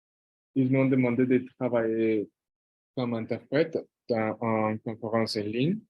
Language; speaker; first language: French; non-native, fluent; Portuguese